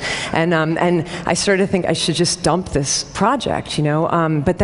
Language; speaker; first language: English; native; English